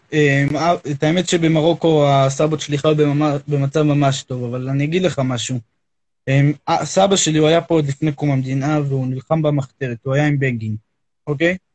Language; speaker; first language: Hebrew; native; Hebrew